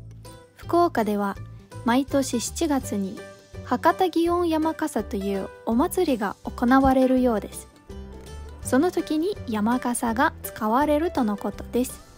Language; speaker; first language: Japanese; non-native, fluent; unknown